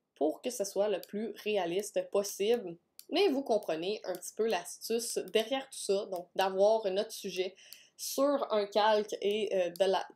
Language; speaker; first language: French; native; French